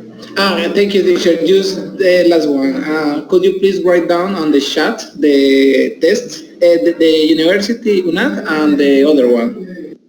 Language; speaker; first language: English; non-native, learner; Spanish